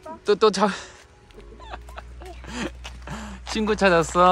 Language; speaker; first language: Korean; native; Korean